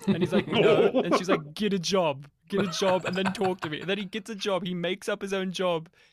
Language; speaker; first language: English; native; English